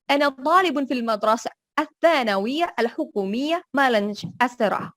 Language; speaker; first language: Arabic; non-native, fluent; Indonesian